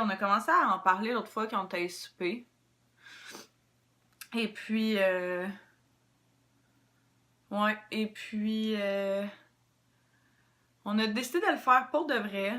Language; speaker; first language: French; native; French